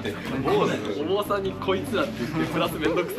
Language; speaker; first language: Japanese; native; Japanese